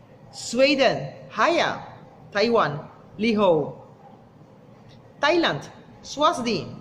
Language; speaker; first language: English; non-native, fluent; Papiamento